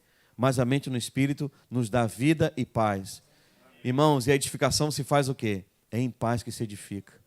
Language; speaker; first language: Portuguese; native; Portuguese